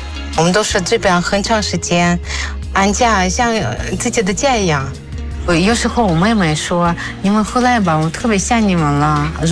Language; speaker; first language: Chinese; non-native, fluent; Russian